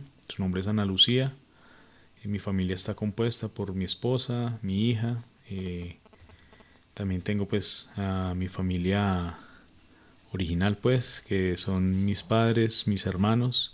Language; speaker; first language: Spanish; native; Spanish